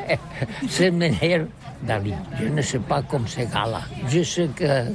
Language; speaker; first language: French; non-native, learner; Catalan